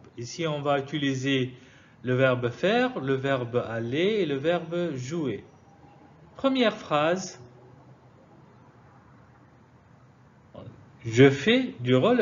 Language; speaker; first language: French; non-native, fluent; Arabic